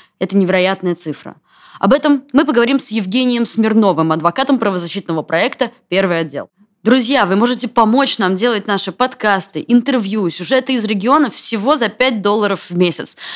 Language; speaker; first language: Russian; native; Russian